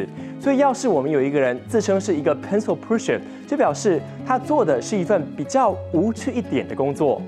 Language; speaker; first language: Chinese; native; Chinese